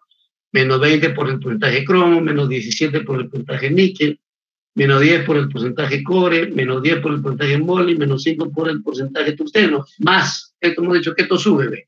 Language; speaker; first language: Spanish; native; Spanish